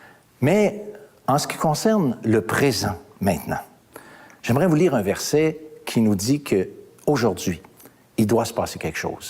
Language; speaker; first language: French; native; French